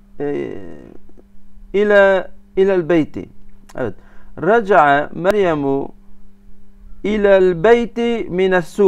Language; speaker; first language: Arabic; non-native, fluent; Turkish